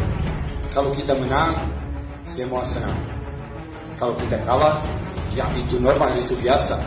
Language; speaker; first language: Indonesian; non-native, learner; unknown